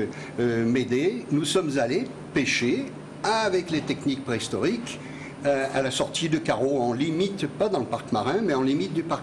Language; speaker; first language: French; native; French